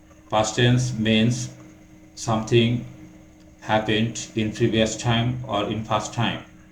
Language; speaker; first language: English; non-native, local second language; Bangla